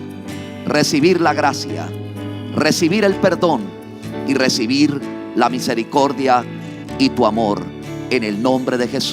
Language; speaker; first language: Spanish; native; Spanish